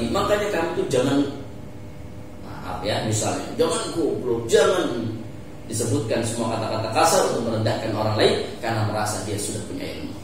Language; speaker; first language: Indonesian; native; Indonesian